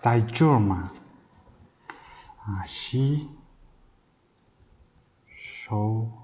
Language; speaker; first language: Chinese; non-native, learner; Mongolian